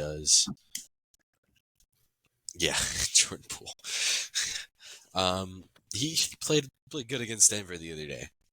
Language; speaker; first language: English; native; English